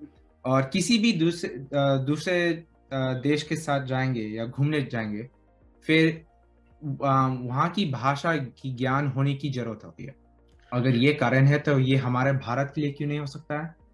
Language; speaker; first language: Hindi; early bilingual, heritage; Hindi